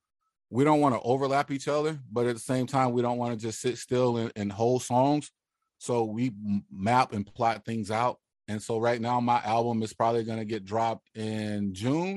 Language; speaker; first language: English; native; English